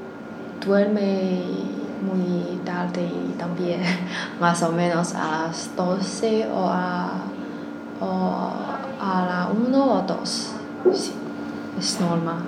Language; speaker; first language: Spanish; non-native, learner; Chinese